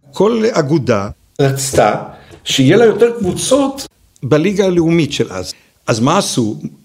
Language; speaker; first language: Hebrew; native; Hebrew